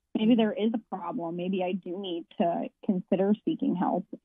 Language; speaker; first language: English; native; English